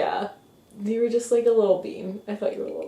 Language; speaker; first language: English; native; English